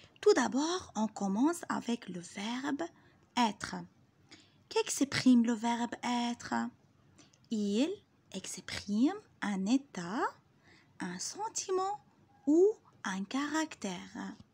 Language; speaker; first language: French; non-native, local second language; Arabic